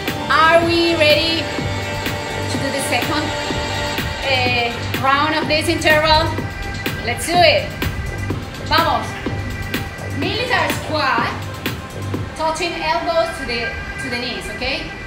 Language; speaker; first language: English; non-native, fluent; Spanish